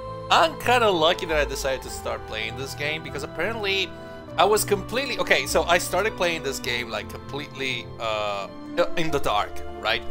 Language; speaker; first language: English; non-native, fluent; Italian